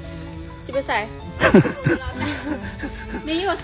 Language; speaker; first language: Chinese; non-native, fluent; Lao